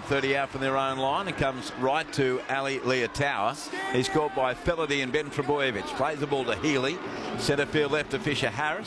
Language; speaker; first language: English; native; English